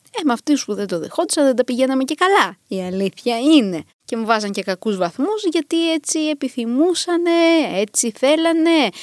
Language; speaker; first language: Greek; early bilingual, other home language; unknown